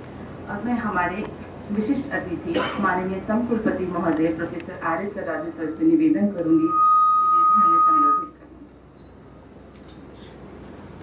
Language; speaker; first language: Hindi; native; Hindi